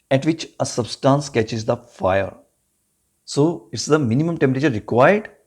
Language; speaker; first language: English; non-native, local second language; Punjabi